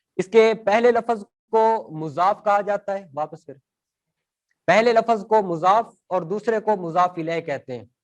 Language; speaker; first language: Urdu; native; Urdu